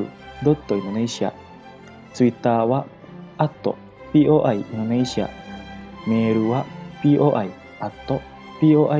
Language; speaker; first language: Japanese; non-native, fluent; Indonesian